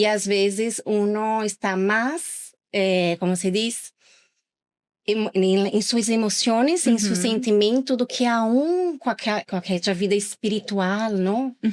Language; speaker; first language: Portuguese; non-native, learner; Spanish